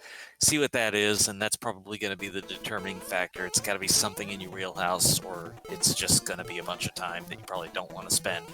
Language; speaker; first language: English; native; English